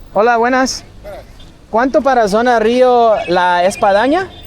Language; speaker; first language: Spanish; early bilingual, heritage; English